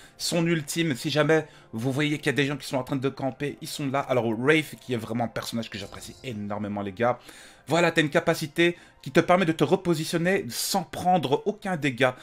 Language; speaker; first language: French; native; French